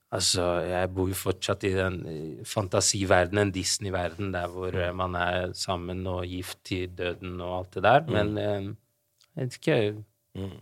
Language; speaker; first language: Norwegian; early bilingual, other home language; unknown